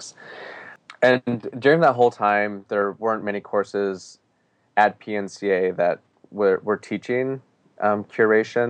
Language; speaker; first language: English; native; English